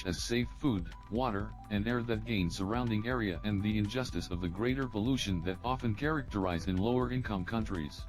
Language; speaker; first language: English; non-native, learner; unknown